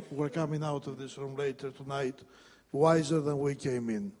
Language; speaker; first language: English; non-native, fluent; Greek